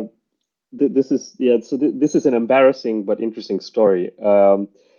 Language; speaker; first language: English; non-native, local second language; Tamil